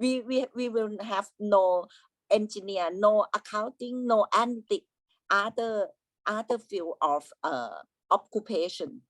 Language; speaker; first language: English; non-native, learner; Thai